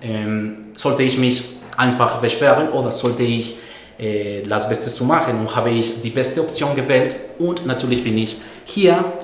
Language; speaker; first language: German; non-native, fluent; Spanish